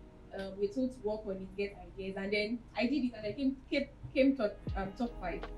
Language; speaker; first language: English; non-native, local second language; Yoruba